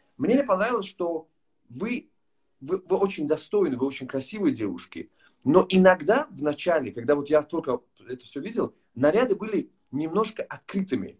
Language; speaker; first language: Russian; non-native, local second language; Tajik